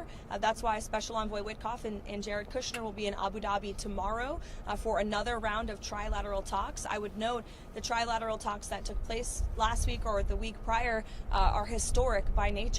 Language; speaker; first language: English; native; English